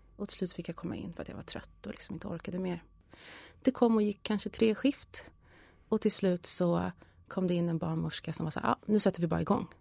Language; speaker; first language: Swedish; early bilingual, other home language; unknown